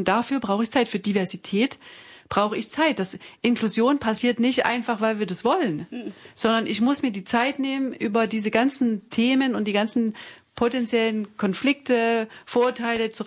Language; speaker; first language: German; native; German